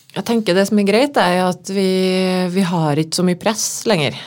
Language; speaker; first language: Norwegian; native; Norwegian